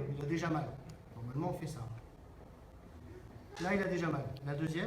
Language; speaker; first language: French; native; French